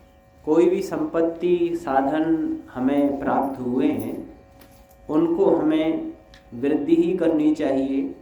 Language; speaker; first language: Hindi; native; Hindi